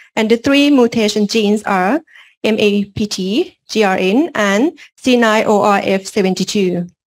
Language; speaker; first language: English; non-native, learner; Lao